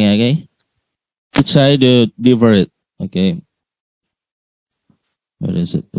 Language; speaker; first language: English; non-native, learner; Indonesian